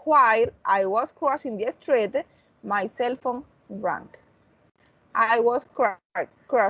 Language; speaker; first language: English; non-native, learner; Spanish